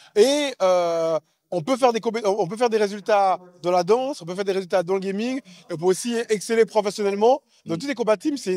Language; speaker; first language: French; native; French